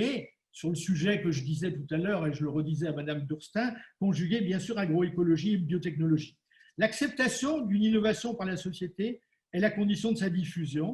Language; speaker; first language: French; native; French